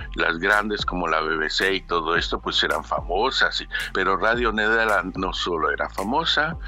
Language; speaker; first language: Spanish; native; Spanish